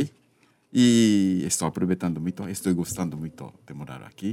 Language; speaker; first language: Portuguese; non-native, learner; Japanese